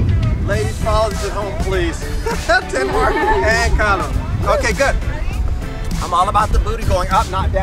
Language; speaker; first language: English; non-native, fluent; Portuguese